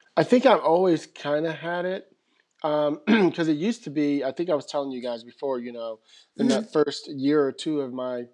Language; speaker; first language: English; native; English